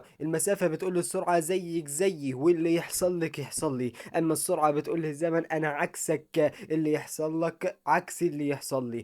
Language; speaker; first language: Arabic; native; Arabic